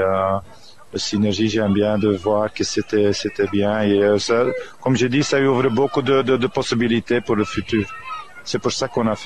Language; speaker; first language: French; non-native, fluent; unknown